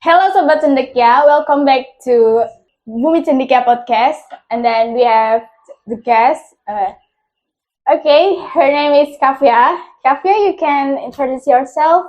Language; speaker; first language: English; non-native, local second language; Indonesian